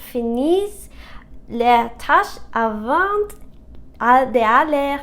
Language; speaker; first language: French; non-native, learner; English